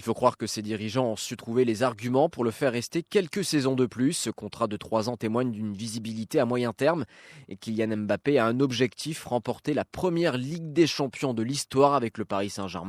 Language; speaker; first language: French; native; French